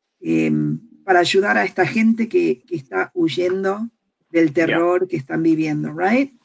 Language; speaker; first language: Spanish; early bilingual, heritage; Spanish